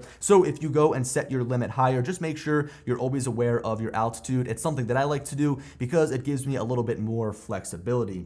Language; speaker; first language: English; native; English